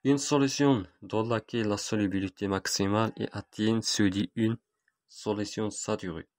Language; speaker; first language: French; non-native, local second language; Arabic